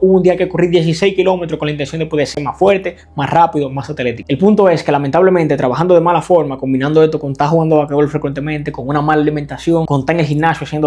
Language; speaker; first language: Spanish; native; Spanish